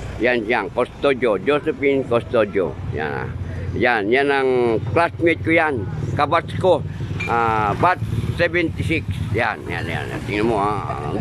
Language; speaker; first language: Filipino; non-native, local second language; Waray